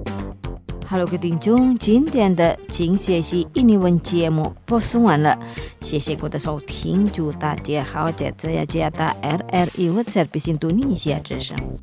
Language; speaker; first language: Chinese; non-native, fluent; Indonesian